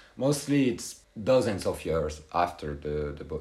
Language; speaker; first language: English; non-native, fluent; French